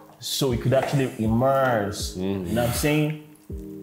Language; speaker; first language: English; non-native, local second language; Yoruba